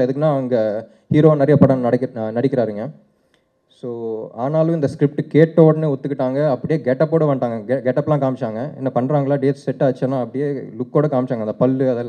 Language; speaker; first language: Tamil; non-native, local second language; Telugu